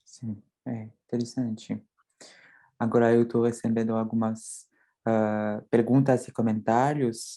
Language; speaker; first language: Portuguese; non-native, fluent; French